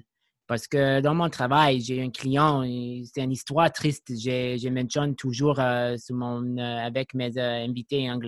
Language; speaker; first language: French; non-native, learner; English